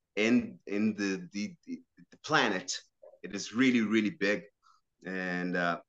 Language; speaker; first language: English; non-native, fluent; Portuguese